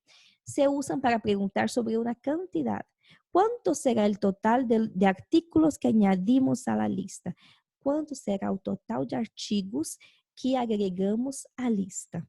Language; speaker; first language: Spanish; non-native, fluent; Portuguese